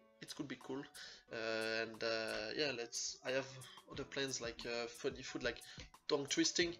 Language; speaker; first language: English; non-native, fluent; French